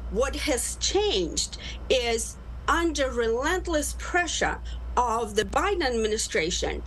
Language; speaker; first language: English; non-native, fluent; Russian